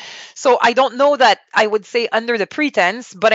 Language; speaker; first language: English; non-native, fluent; French